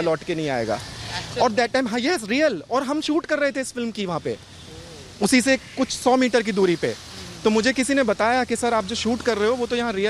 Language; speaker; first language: Hindi; native; Hindi